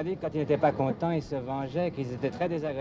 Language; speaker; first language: French; native; French